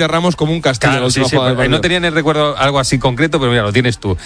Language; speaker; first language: Spanish; native; Spanish